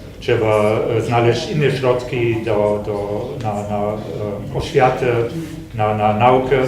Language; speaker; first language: Polish; non-native, fluent; German